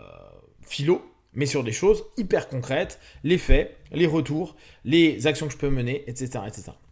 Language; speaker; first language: French; native; French